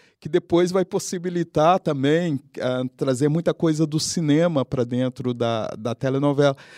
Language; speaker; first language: Portuguese; native; Portuguese